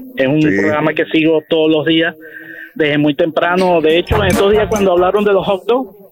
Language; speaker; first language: Spanish; native; Spanish